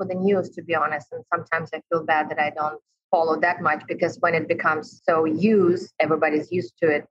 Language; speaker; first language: English; non-native, fluent; Ukrainian